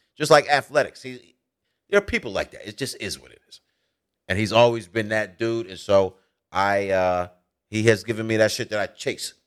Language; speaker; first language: English; native; English